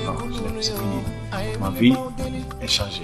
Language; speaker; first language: French; non-native, local second language; Bambara